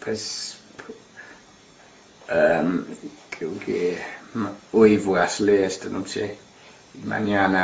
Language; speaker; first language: Spanish; non-native, learner; English